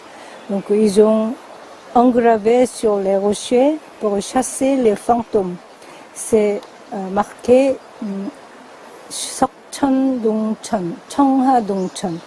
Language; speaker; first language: French; non-native, fluent; Korean